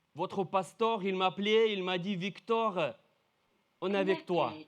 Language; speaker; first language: French; non-native, learner; Russian